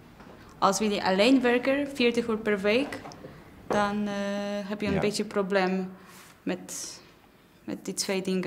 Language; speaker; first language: Dutch; non-native, learner; Polish